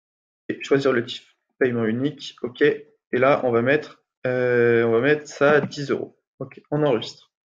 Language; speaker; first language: French; native; French